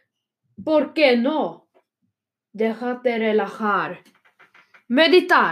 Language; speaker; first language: Spanish; non-native, learner; Swedish